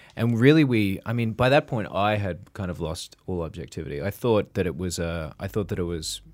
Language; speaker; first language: English; native; English